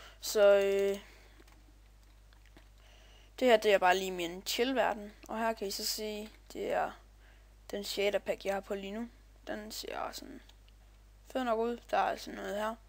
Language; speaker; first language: Danish; native; Danish